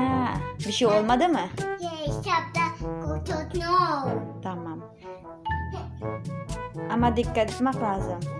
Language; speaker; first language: Turkish; non-native, learner; Filipino